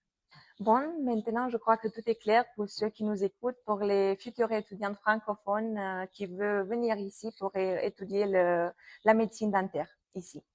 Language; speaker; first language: French; non-native, fluent; Romanian